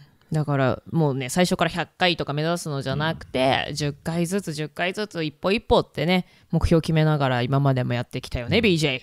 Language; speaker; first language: Japanese; early bilingual, heritage; Japanese